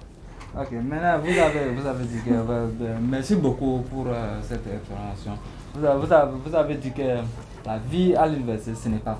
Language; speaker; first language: French; non-native, learner; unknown